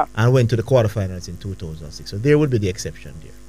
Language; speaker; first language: English; native; English